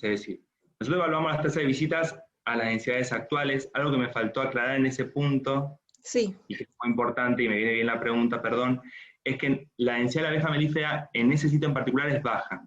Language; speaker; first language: Spanish; native; Spanish